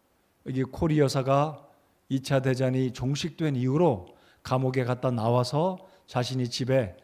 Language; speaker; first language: Korean; native; Korean